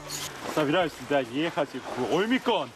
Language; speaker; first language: Russian; non-native, learner; Korean